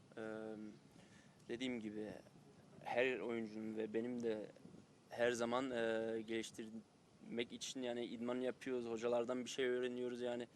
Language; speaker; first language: Turkish; early bilingual, heritage; Turkish